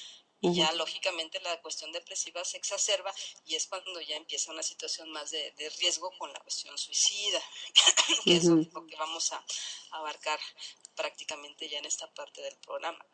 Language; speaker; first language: Spanish; native; Spanish